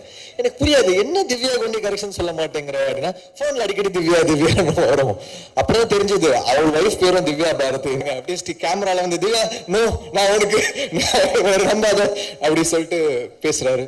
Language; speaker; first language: Tamil; native; Tamil